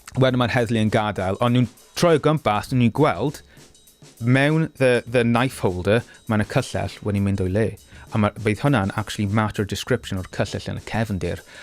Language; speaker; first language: Welsh; non-native, local second language; English